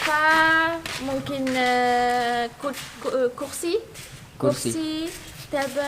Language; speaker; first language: Indonesian; non-native, learner; French